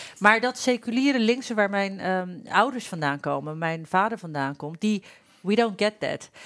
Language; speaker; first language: Dutch; early bilingual, other home language; Turkish